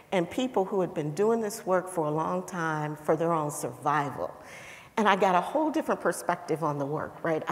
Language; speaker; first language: English; native; English